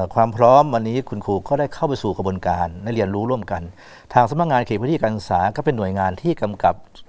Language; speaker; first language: Thai; native; Thai